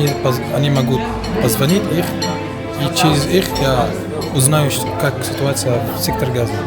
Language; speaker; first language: Russian; non-native, fluent; Arabic